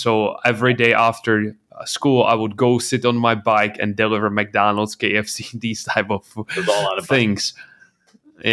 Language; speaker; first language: English; non-native, fluent; Czech